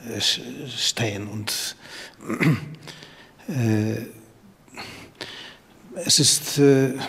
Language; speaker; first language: German; non-native, learner; Polish